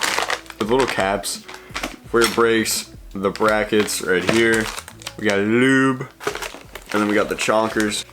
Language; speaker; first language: English; native; English